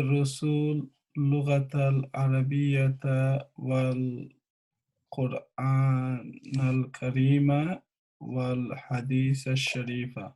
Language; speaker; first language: Arabic; non-native, learner; Bangla